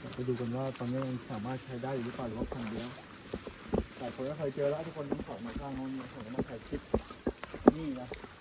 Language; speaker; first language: Thai; non-native, local second language; Karen languages